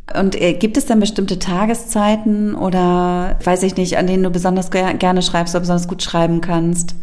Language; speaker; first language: German; native; German